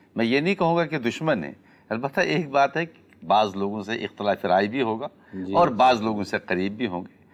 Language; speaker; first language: Urdu; native; Urdu